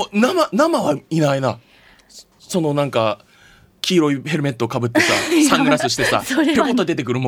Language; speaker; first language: Japanese; native; Japanese